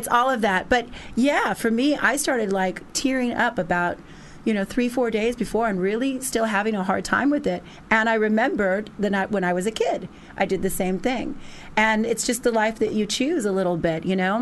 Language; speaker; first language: English; native; English